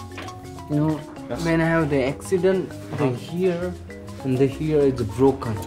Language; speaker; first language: English; non-native, local second language; Marathi